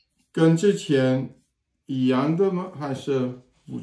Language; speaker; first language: Chinese; non-native, learner; English